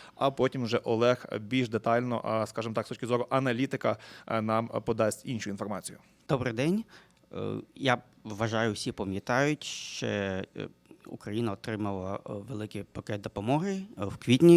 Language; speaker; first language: Ukrainian; native; Ukrainian